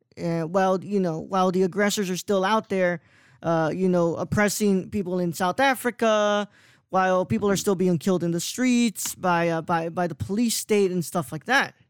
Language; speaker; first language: English; native; English